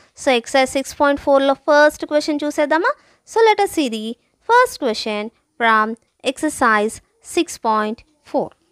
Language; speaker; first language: English; non-native, local second language; Telugu